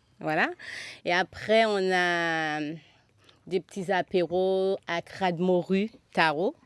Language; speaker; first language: French; non-native, local second language; Haitian Creole